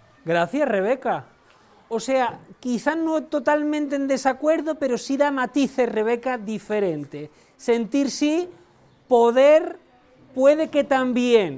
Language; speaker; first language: Spanish; native; Spanish